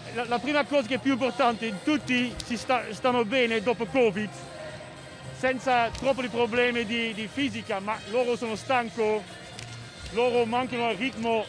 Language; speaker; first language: Italian; non-native, learner; Dutch